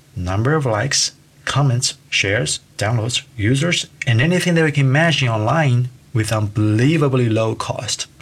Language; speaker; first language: English; non-native, fluent; Chinese